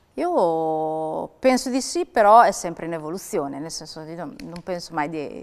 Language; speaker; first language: Italian; native; Italian